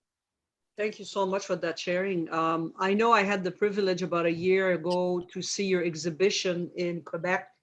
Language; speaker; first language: English; non-native, fluent; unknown